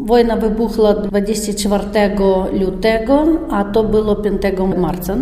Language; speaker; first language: Polish; non-native, learner; Ukrainian